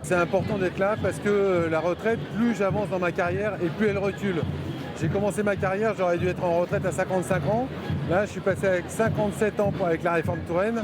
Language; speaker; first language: French; native; French